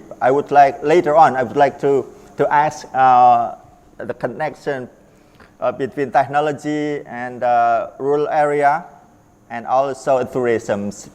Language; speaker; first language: English; non-native, learner; Indonesian